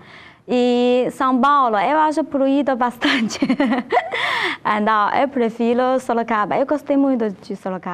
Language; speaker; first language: Portuguese; non-native, learner; Chinese